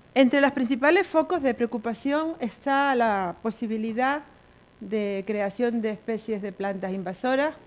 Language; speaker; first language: Spanish; native; Spanish